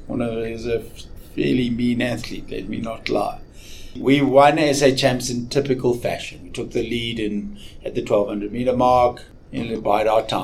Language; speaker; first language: English; native; English